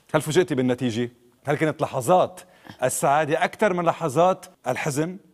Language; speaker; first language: Arabic; native; Arabic